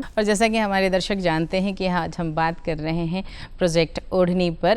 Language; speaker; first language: Hindi; native; Hindi